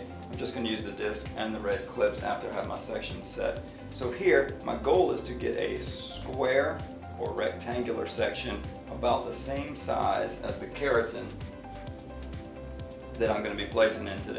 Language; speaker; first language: English; native; English